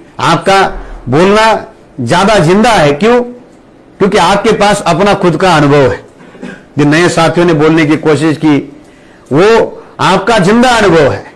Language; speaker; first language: Hindi; non-native, local second language; Marathi